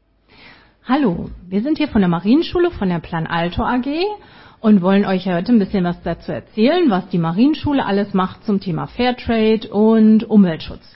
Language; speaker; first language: German; native; German